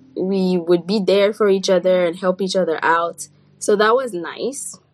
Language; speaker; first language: English; non-native, fluent; French